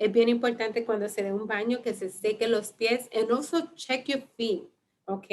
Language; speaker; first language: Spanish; early bilingual, heritage; Spanish